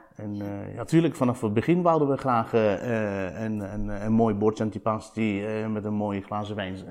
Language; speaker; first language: Dutch; non-native, fluent; Italian